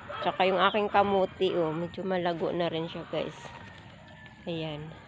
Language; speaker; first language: Filipino; non-native, local second language; Cebuano